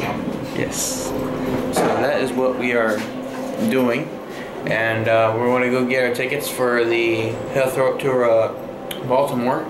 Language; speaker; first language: English; native; English